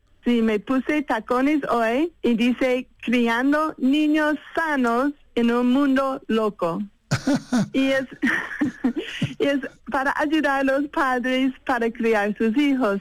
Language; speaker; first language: Spanish; non-native, fluent; English